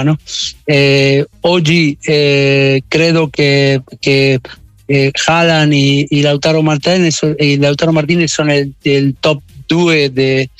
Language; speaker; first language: Italian; non-native, learner; Spanish